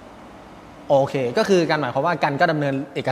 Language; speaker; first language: Thai; native; Thai